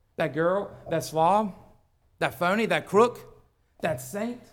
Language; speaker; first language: English; native; English